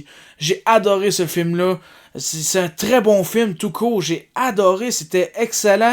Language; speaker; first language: French; native; French